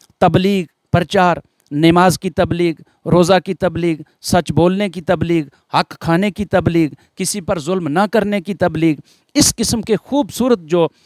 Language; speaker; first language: Hindi; non-native, local second language; Gujari